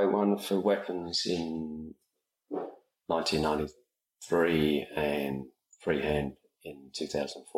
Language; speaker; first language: English; native; English